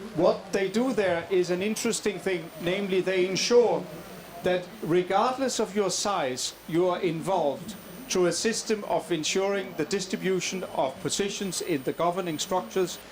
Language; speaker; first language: English; non-native, fluent; Danish